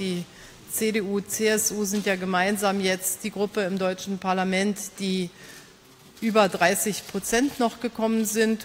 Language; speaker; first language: German; native; German